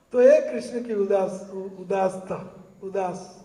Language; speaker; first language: Hindi; non-native, fluent; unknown